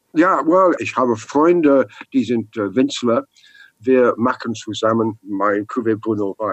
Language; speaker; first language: German; non-native, learner; English